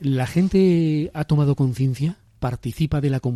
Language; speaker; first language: Spanish; native; Spanish